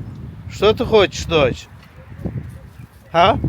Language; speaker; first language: Russian; non-native, local second language; Azerbaijani